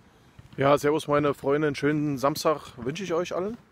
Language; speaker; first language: German; native; German